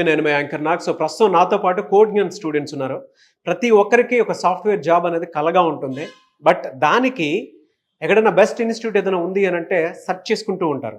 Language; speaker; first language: Telugu; native; Telugu